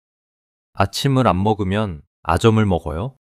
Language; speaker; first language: Korean; early bilingual, heritage; English